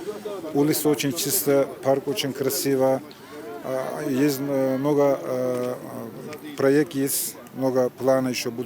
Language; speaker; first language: Russian; non-native, learner; Turkish